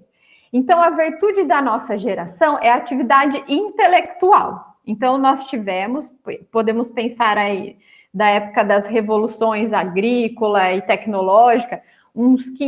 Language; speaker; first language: Portuguese; native; Portuguese